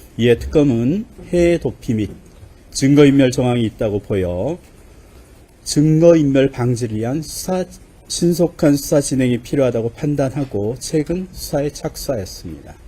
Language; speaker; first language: Korean; native; Korean